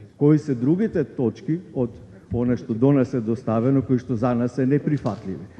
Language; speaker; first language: Macedonian; native; Macedonian